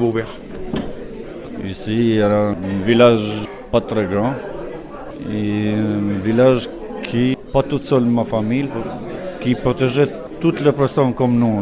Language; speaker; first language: French; non-native, learner; Albanian